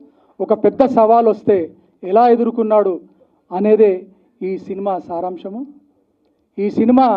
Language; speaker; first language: Telugu; native; Telugu